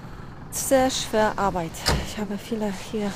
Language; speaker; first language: German; non-native, learner; Polish